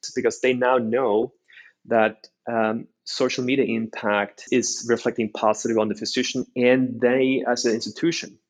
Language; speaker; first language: English; non-native, fluent; Norwegian